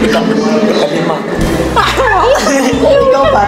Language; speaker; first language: Filipino; non-native, local second language; Cebuano